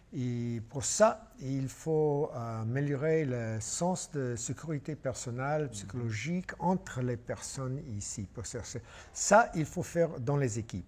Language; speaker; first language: French; non-native, fluent; English